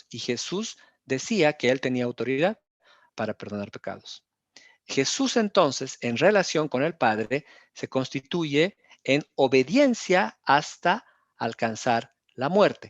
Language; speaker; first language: Spanish; native; Spanish